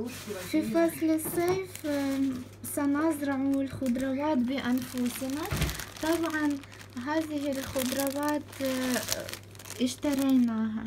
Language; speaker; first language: Arabic; non-native, fluent; Ukrainian